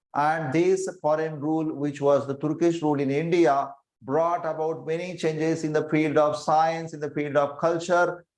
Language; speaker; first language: English; non-native, local second language; Marathi